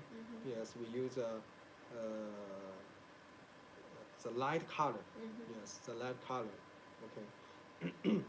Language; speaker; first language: English; non-native, learner; Chinese